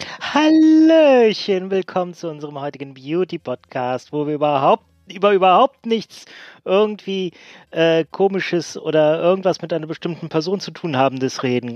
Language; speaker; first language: German; native; German